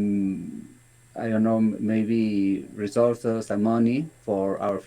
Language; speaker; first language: English; non-native, learner; Spanish